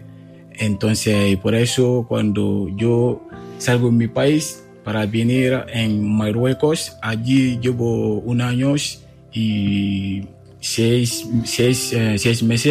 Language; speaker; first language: Spanish; non-native, learner; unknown